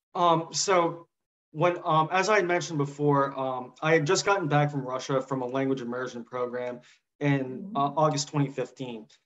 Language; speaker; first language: English; native; English